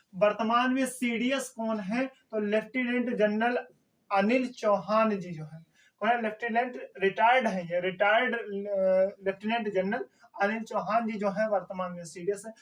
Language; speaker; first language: Hindi; native; Hindi